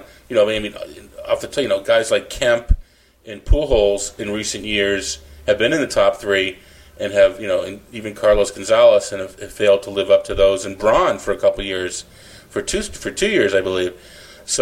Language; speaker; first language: English; native; English